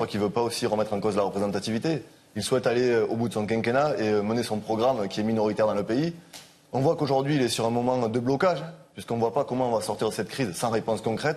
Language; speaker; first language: French; native; French